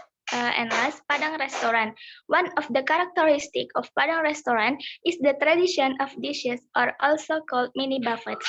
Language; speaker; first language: English; non-native, learner; Indonesian